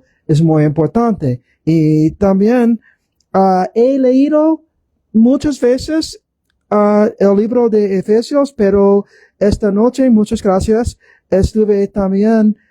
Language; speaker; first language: Spanish; non-native, learner; English